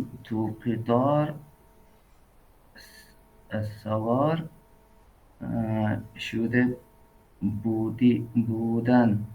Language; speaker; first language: Persian; non-native, learner; Urdu